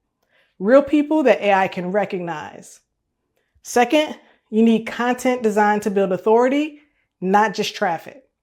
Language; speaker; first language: English; native; English